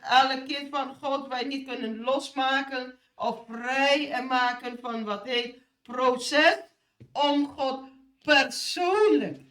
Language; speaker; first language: Dutch; non-native, fluent; Indonesian